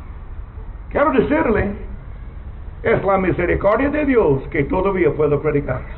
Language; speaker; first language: Spanish; non-native, learner; English